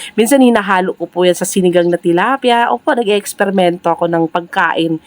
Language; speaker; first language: Filipino; non-native, local second language; Cebuano